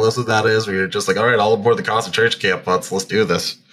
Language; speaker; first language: English; native; English